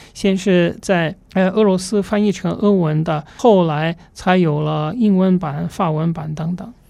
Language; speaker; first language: Chinese; non-native, fluent; Russian